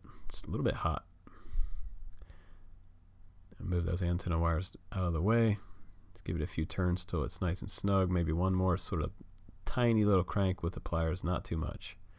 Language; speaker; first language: English; native; English